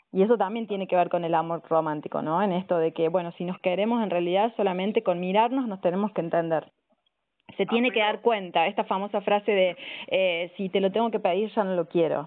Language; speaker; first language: Spanish; native; Spanish